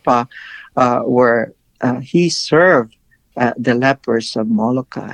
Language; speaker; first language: English; non-native, local second language; Filipino